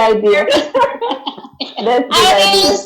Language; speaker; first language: English; non-native, learner; Indonesian